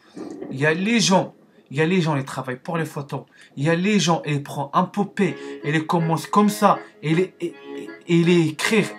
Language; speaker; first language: French; non-native, learner; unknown